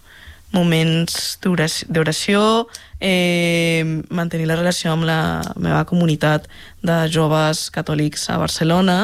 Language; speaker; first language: Catalan; non-native, local second language; Spanish